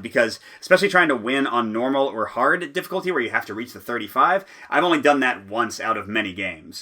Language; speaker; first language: English; native; English